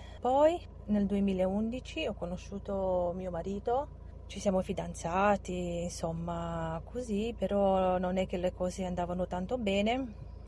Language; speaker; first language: Italian; non-native, fluent; Romanian